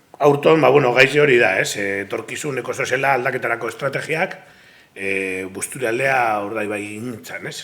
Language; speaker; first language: Basque; native; Basque